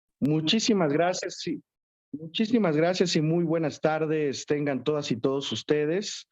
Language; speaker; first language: Spanish; native; Spanish